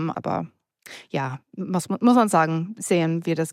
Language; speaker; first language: German; non-native, fluent; English